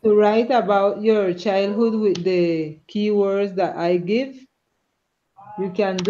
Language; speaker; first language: English; non-native, learner; Spanish